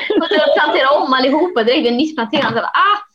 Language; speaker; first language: Swedish; native; Swedish